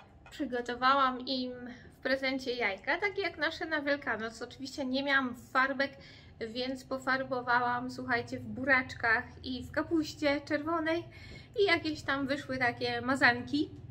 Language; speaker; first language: Polish; native; Polish